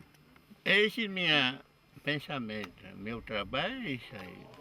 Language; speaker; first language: Portuguese; non-native, local second language; Kayapó